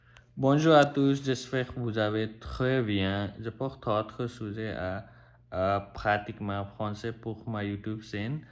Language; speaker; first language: French; non-native, learner; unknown